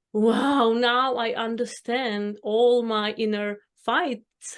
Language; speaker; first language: English; non-native, fluent; Czech